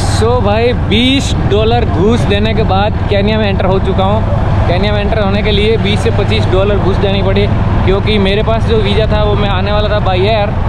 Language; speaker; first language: Hindi; native; Hindi